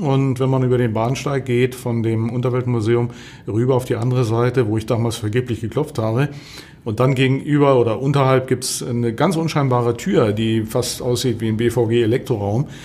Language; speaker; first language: German; native; German